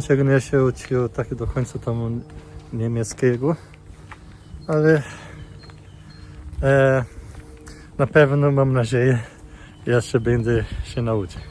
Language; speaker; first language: Polish; non-native, learner; Portuguese